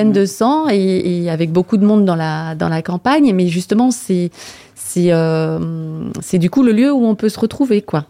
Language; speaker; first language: French; native; French